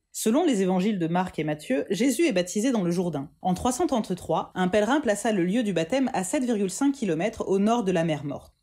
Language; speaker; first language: French; native; French